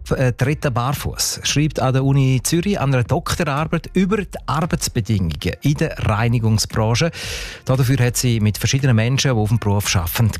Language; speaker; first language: German; native; German